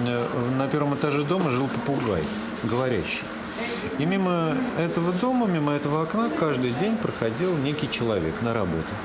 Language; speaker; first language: Russian; native; Russian